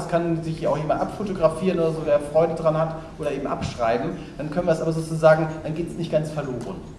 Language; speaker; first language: German; native; German